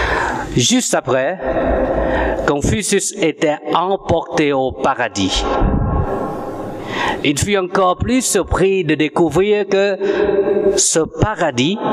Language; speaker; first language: French; non-native, fluent; Vietnamese